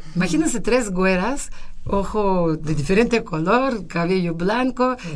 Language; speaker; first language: Spanish; non-native, fluent; Russian